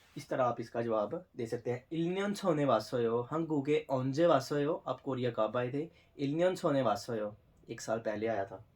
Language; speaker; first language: Urdu; native; Urdu